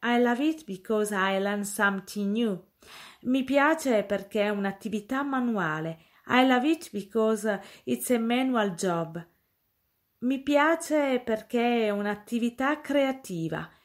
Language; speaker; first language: English; non-native, fluent; Italian